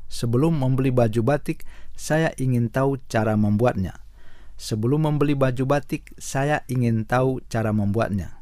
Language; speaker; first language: Indonesian; non-native, fluent; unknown